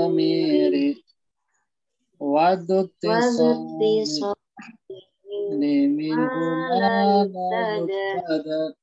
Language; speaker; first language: Arabic; non-native, learner; Indonesian